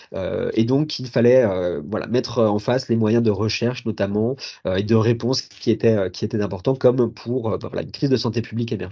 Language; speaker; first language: French; native; French